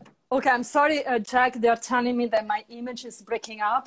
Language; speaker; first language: English; non-native, fluent; Italian